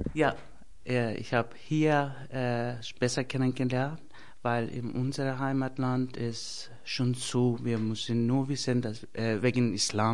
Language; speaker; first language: German; non-native, learner; Persian